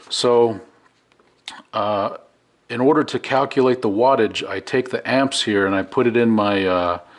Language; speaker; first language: English; native; English